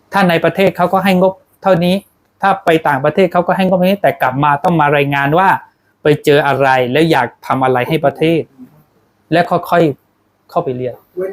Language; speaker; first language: Thai; non-native, local second language; Pattani Malay